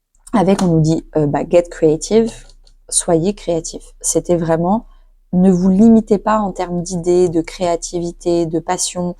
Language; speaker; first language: French; native; French